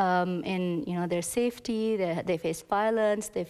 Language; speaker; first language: English; non-native, local second language; Urdu